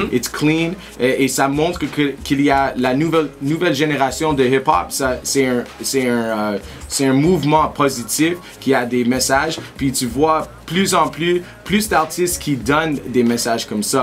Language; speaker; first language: French; non-native, local second language; English